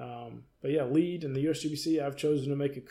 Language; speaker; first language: English; native; English